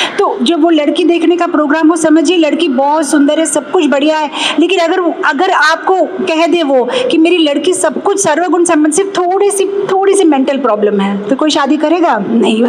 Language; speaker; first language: Hindi; non-native, local second language; Telugu